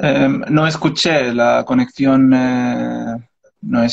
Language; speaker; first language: Spanish; non-native, learner; Arabic